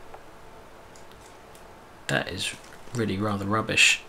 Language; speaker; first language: English; native; English